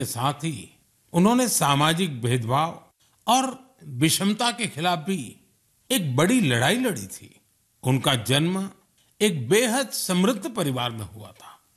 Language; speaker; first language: Hindi; non-native, local second language; Gujarati